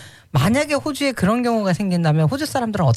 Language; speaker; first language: Korean; native; Korean